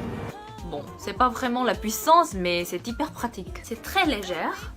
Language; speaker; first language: French; non-native, fluent; Korean